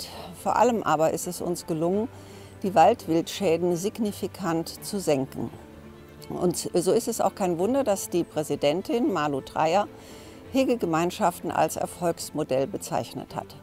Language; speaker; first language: German; native; German